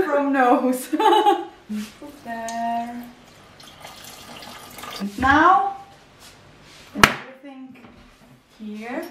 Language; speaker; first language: English; non-native, learner; Czech